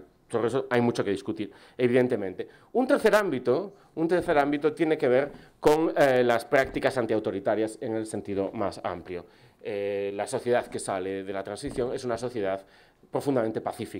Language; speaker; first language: Spanish; native; Spanish